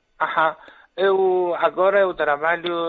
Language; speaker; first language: Portuguese; non-native, fluent; Chinese